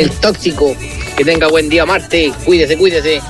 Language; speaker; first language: Spanish; native; Spanish